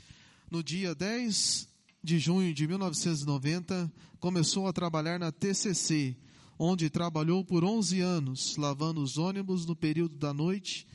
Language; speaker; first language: Portuguese; native; Portuguese